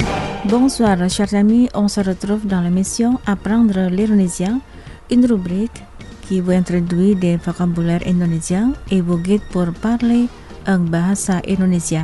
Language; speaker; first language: French; non-native, fluent; Indonesian